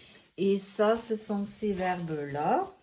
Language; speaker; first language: French; non-native, fluent; German